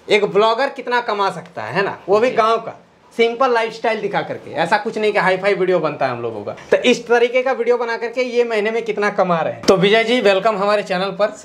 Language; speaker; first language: Hindi; native; Hindi